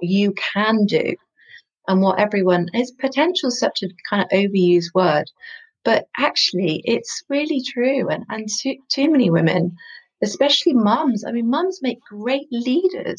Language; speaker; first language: English; native; English